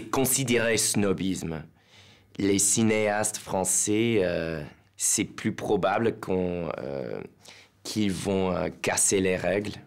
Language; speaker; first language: French; non-native, learner; English